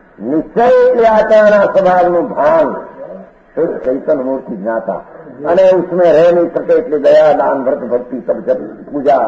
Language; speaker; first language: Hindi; non-native, local second language; Gujarati